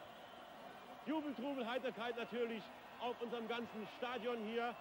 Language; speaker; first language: German; native; German